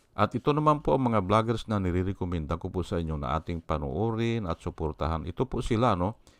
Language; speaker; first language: Filipino; non-native, local second language; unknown